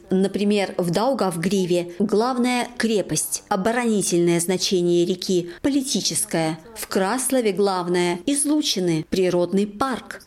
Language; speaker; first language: Russian; non-native, local second language; Latvian